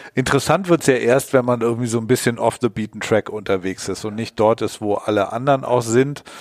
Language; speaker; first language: German; native; German